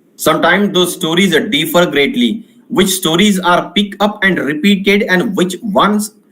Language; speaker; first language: English; non-native, local second language; Marathi